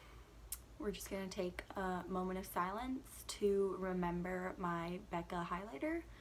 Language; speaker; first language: English; native; English